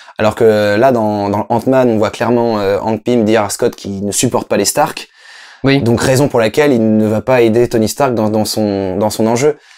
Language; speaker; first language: French; native; French